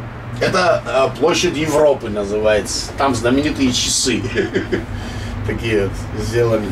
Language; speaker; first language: Russian; non-native, local second language; Georgian